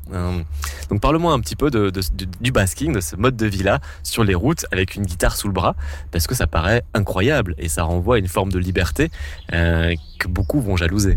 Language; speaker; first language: French; native; French